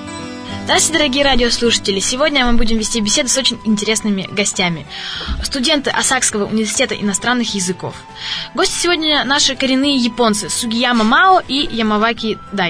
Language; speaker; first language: Russian; native; Russian